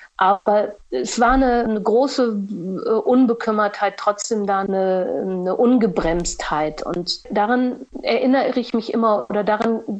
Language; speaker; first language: German; non-native, fluent; Portuguese